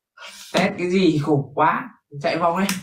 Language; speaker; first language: Vietnamese; native; Vietnamese